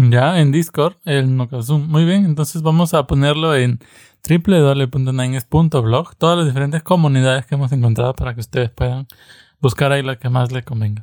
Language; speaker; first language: Spanish; native; Spanish